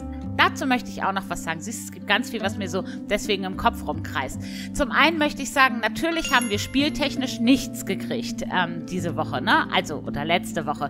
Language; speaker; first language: German; native; German